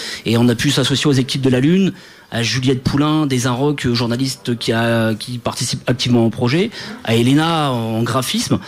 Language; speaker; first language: French; native; French